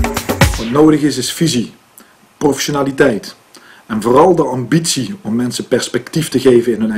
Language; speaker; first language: Dutch; native; Dutch